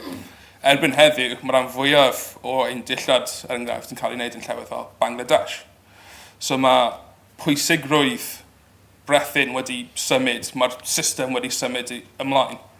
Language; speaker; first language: Welsh; native; Welsh